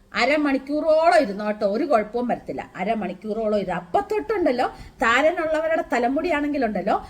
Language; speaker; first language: Malayalam; native; Malayalam